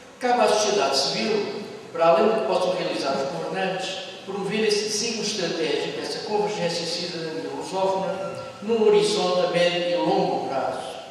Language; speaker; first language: Portuguese; native; Portuguese